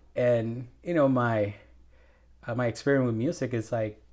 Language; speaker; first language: English; non-native, fluent; Spanish